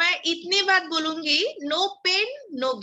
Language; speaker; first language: Hindi; non-native, local second language; Bangla